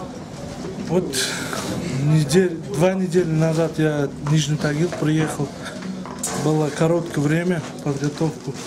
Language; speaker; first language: Russian; non-native, fluent; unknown